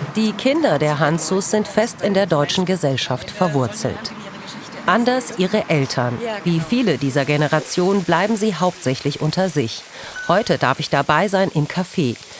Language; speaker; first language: German; early bilingual, other home language; Turkish